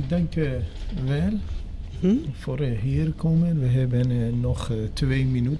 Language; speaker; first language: Dutch; non-native, learner; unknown